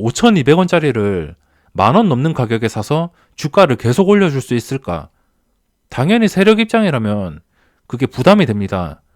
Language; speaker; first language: Korean; native; Korean